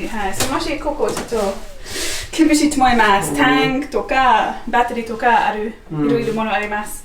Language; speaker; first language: Japanese; non-native, learner; English